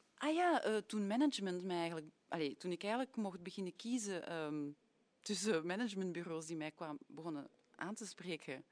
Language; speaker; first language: Dutch; native; Dutch